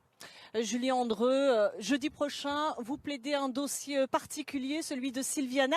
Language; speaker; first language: French; native; French